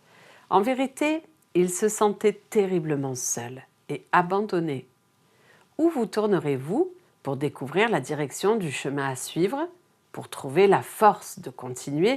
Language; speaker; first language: French; native; French